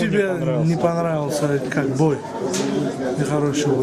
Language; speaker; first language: Russian; non-native, learner; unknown